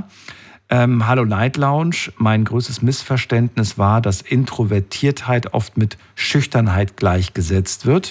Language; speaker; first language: German; native; German